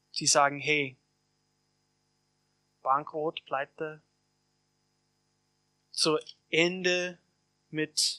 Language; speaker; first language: German; non-native, fluent; English